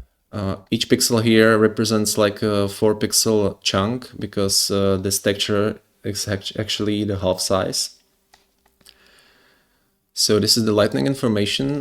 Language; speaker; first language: English; non-native, fluent; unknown